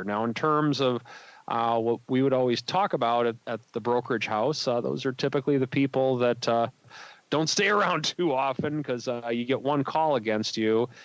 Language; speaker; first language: English; native; English